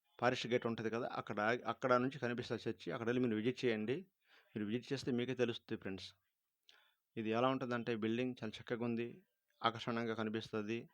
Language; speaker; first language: Telugu; non-native, local second language; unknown